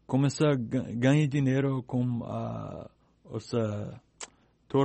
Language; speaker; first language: Portuguese; non-native, learner; English